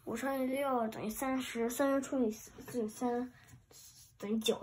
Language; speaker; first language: Chinese; early bilingual, heritage; Chinese